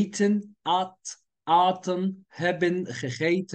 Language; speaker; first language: Dutch; non-native, learner; Turkish